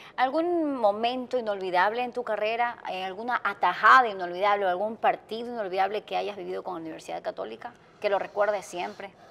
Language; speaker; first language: Spanish; native; Spanish